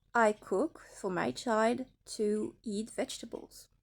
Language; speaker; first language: English; non-native, fluent; French